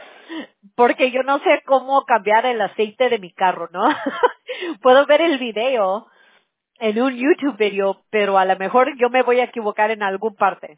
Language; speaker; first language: Spanish; early bilingual, heritage; Spanish